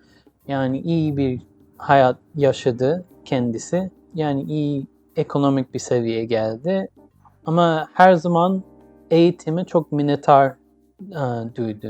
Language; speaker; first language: Turkish; early bilingual, heritage; English